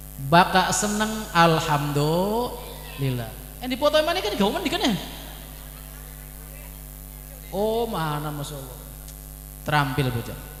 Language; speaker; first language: Malay; non-native, local second language; Javanese